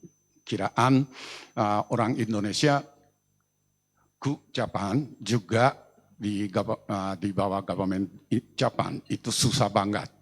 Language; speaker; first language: Indonesian; non-native, learner; Japanese